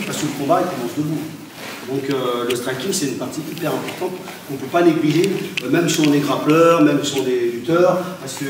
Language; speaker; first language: French; native; French